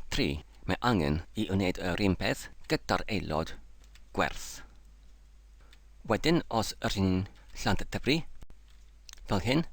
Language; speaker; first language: Welsh; non-native, learner; English